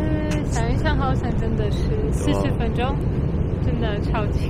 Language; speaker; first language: Chinese; non-native, fluent; Polish